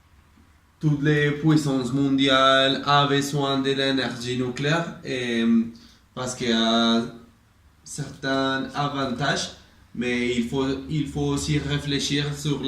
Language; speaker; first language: French; non-native, learner; Spanish